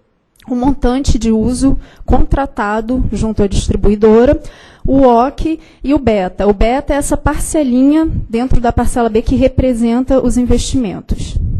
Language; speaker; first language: Portuguese; native; Portuguese